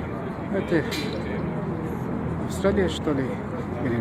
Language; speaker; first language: Russian; non-native, fluent; Bangla